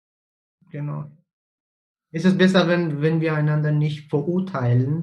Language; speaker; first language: German; non-native, fluent; Persian